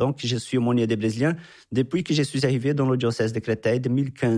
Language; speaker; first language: French; non-native, fluent; Portuguese